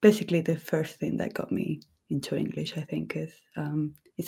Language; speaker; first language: English; non-native, fluent; Spanish